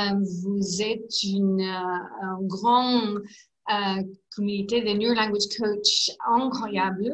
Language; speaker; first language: French; non-native, learner; English